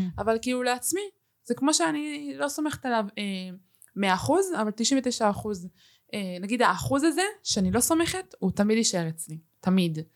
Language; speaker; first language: Hebrew; early bilingual, other home language; Spanish